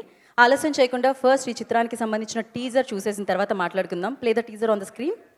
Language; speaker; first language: Telugu; native; Telugu